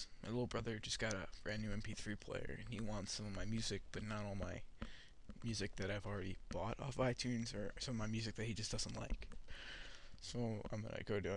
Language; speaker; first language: English; native; English